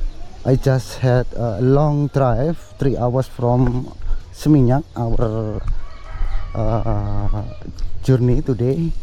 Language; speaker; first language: English; non-native, fluent; Indonesian